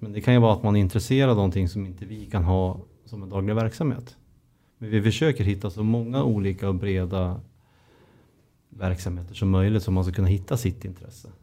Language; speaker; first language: Swedish; native; Swedish